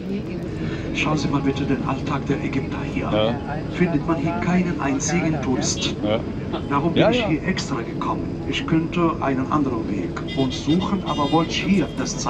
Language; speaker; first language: German; non-native, fluent; Arabic